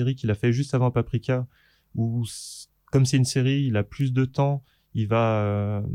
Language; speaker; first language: French; native; French